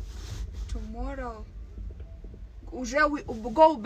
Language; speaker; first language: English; non-native, learner; Russian